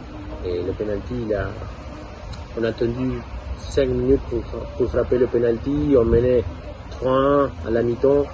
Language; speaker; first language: French; non-native, fluent; Spanish